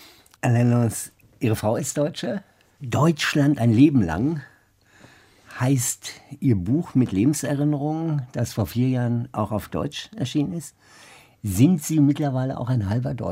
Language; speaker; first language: German; native; German